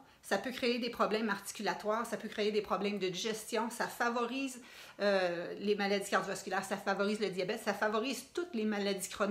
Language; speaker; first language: French; native; French